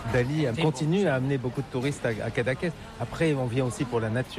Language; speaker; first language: French; native; French